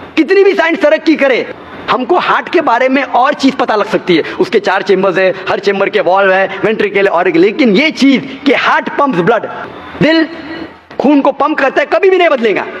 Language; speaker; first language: Hindi; non-native, local second language; Konkani